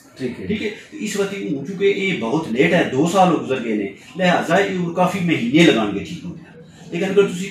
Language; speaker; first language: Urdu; non-native, local second language; Punjabi